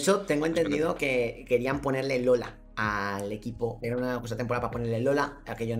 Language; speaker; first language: Spanish; native; Spanish